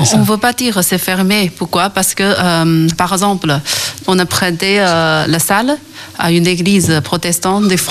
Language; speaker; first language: French; non-native, learner; Chinese